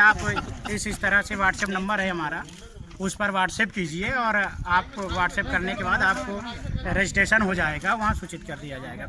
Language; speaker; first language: Hindi; native; Hindi